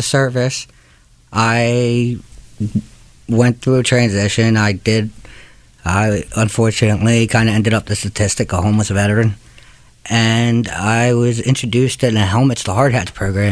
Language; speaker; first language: English; native; English